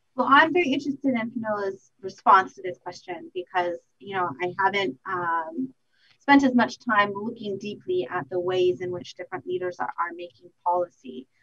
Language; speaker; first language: English; native; English